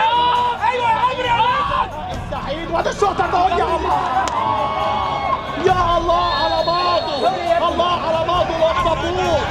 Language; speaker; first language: Arabic; native; Arabic